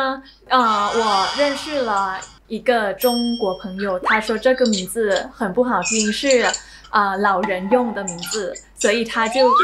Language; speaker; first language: Chinese; non-native, fluent; Thai